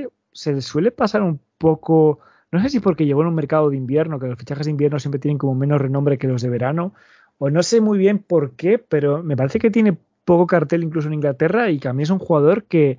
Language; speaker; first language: Spanish; native; Spanish